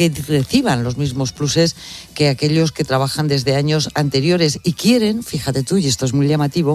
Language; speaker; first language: Spanish; native; Spanish